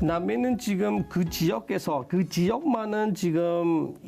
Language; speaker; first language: Korean; non-native, learner; S'gaw Karen